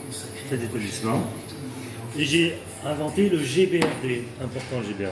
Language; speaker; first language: French; native; French